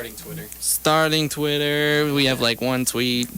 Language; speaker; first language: English; native; English